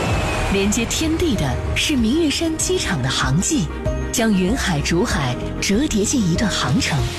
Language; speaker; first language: Chinese; native; Chinese